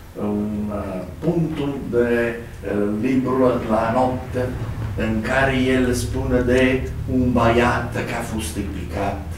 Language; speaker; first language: Romanian; non-native, learner; Italian